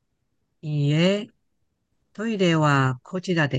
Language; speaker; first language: Japanese; non-native, learner; Chinese